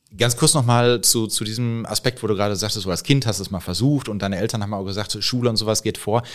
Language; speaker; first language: German; native; German